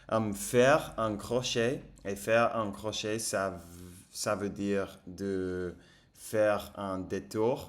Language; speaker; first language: French; non-native, fluent; English